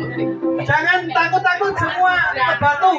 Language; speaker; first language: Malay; non-native, local second language; Javanese